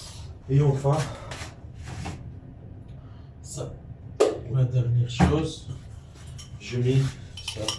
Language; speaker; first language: French; non-native, learner; Arabic